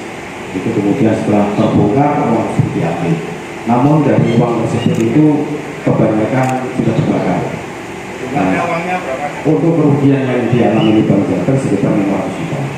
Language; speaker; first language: Indonesian; native; Indonesian